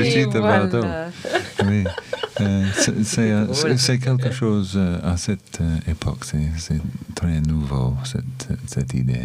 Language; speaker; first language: French; non-native, learner; English